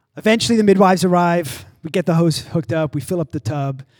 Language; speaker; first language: English; native; English